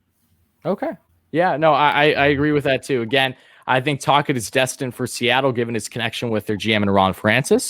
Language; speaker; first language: English; native; English